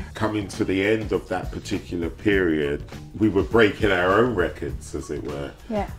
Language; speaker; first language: English; native; English